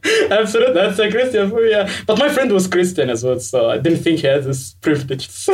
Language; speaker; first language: English; non-native, fluent; Arabic